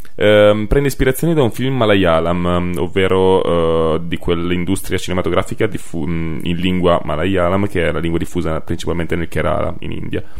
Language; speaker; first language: Italian; native; Italian